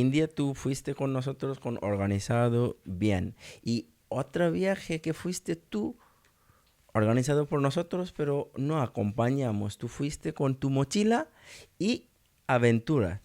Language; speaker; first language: Spanish; non-native, learner; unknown